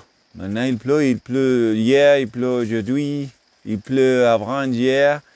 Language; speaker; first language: French; non-native, learner; English